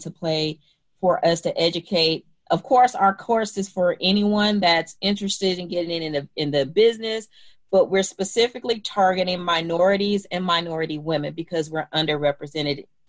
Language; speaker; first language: English; native; English